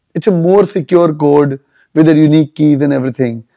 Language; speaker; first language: English; non-native, local second language; Punjabi